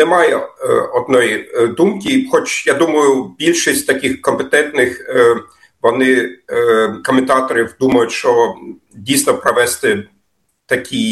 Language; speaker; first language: Ukrainian; non-native, fluent; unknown